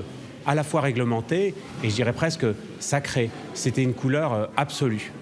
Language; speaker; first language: French; native; French